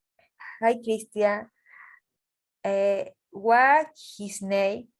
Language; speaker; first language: English; non-native, learner; Spanish